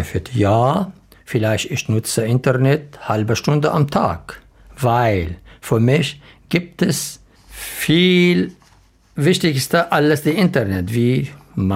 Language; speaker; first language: German; non-native, learner; Arabic